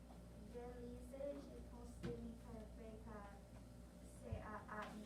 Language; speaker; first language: French; non-native, learner; English